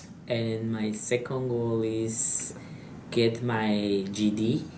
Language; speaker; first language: English; non-native, learner; Spanish